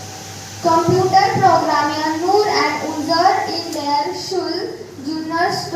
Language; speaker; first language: German; non-native, learner; Marathi